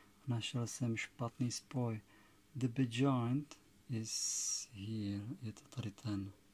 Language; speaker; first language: English; non-native, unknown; Czech